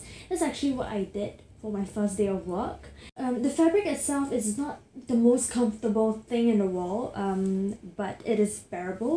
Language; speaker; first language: English; native; English